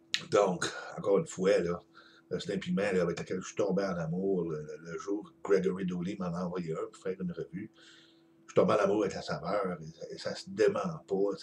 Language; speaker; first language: French; native; French